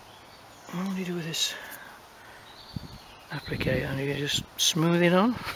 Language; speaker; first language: English; native; English